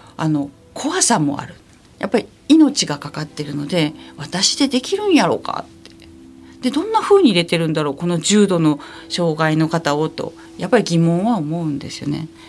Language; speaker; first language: Japanese; native; Japanese